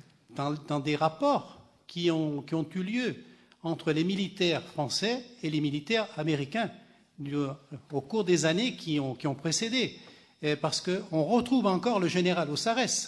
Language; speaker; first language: French; native; French